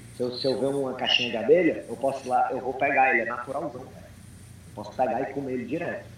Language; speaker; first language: Portuguese; early bilingual, heritage; English